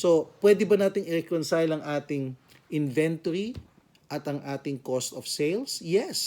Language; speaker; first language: Filipino; native; Filipino